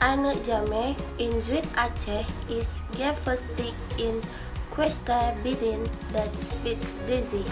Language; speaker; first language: Dutch; non-native, learner; Indonesian